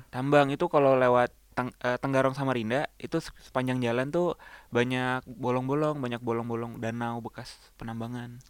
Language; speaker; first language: Indonesian; native; Indonesian